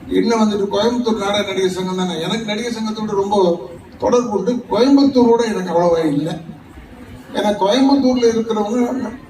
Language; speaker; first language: Tamil; native; Tamil